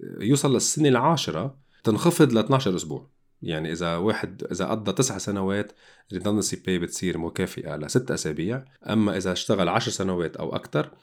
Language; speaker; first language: Arabic; native; Arabic